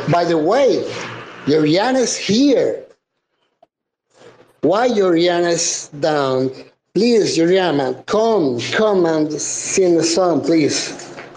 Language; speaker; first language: English; non-native, learner; Spanish